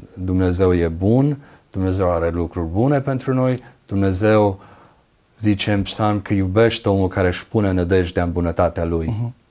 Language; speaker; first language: Romanian; early bilingual, other home language; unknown